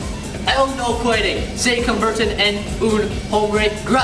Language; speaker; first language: Spanish; non-native, learner; English